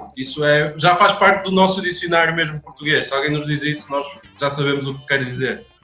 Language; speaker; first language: Portuguese; native; Portuguese